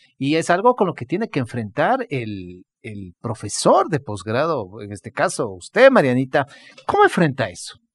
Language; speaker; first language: Spanish; native; Spanish